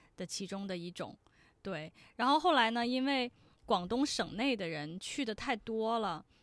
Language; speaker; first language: Chinese; non-native, local second language; Cantonese